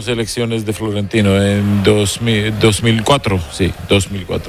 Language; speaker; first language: Spanish; non-native, fluent; Georgian